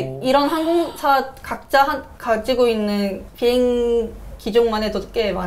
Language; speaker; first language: Korean; native; Korean